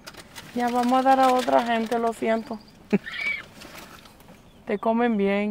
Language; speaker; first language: Spanish; early bilingual, heritage; English